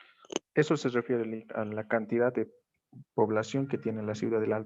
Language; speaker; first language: Spanish; native; Spanish